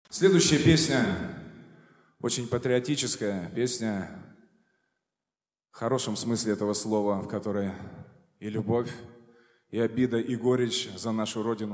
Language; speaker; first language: Russian; native; Russian